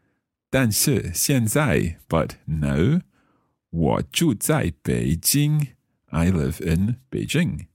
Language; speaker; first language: Chinese; non-native, learner; English